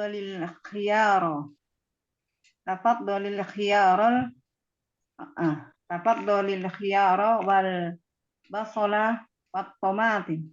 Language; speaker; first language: Arabic; non-native, learner; Indonesian